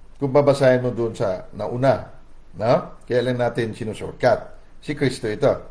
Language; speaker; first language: Filipino; non-native, local second language; Cebuano